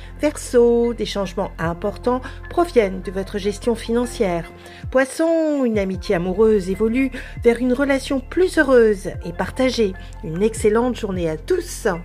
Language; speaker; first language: French; native; French